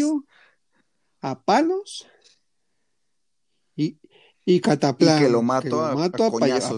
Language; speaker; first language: Spanish; native; Spanish